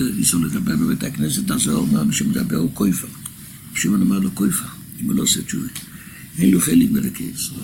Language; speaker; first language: Hebrew; non-native, local second language; Yiddish